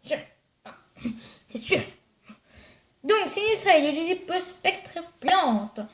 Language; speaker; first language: French; native; French